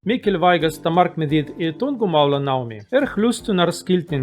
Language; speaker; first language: Icelandic; non-native, learner; Russian